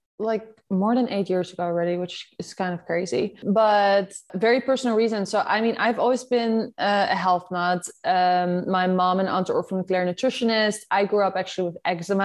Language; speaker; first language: English; non-native, fluent; Dutch